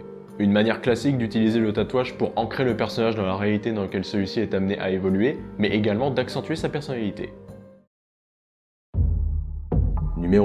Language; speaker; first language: French; native; French